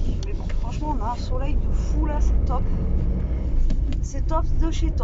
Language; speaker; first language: French; native; French